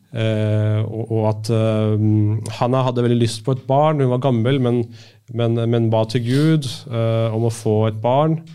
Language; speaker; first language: Norwegian; early bilingual, other home language; Urdu